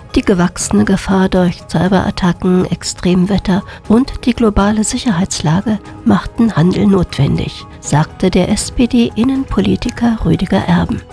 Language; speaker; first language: German; native; German